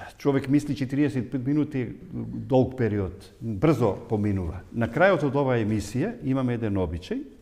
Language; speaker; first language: Macedonian; native; Macedonian